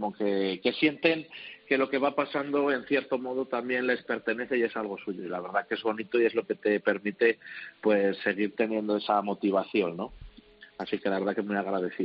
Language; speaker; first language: Spanish; native; Spanish